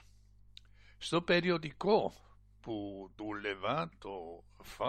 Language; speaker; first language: Greek; non-native, fluent; German